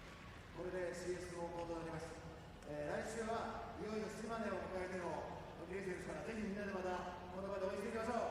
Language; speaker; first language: Japanese; native; Japanese